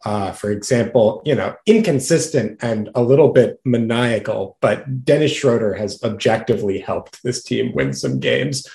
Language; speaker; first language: English; native; English